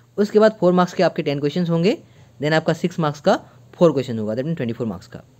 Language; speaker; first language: Hindi; non-native, local second language; Assamese